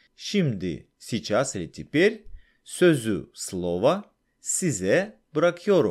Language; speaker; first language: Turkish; non-native, fluent; Russian